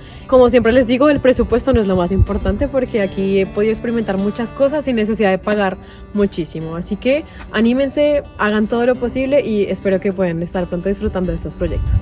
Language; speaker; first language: Spanish; native; Spanish